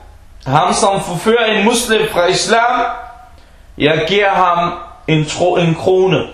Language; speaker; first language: Danish; non-native, fluent; Arabic